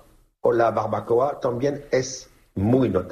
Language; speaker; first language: Spanish; non-native, fluent; French